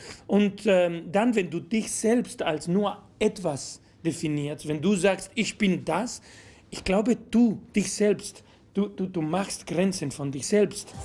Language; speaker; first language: German; non-native, fluent; Spanish